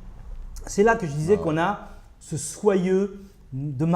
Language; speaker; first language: French; native; French